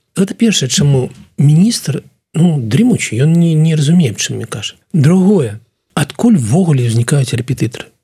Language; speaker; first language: Belarusian; non-native, local second language; Russian